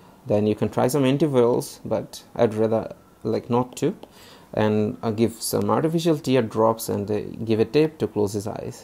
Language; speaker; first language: English; non-native, local second language; Bangla